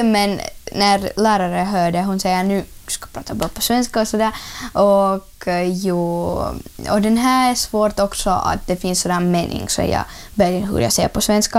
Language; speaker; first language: Swedish; non-native, learner; Russian